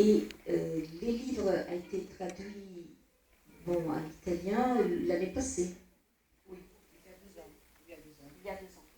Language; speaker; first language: French; non-native, fluent; Italian